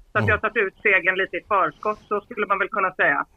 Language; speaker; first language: Swedish; native; Swedish